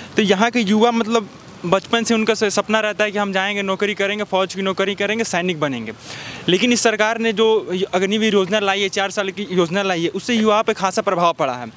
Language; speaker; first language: Hindi; native; Hindi